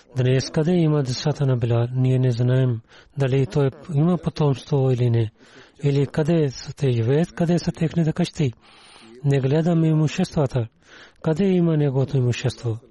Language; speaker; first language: Bulgarian; non-native, learner; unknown